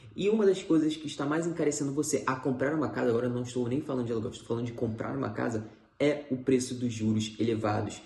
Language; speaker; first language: Portuguese; native; Portuguese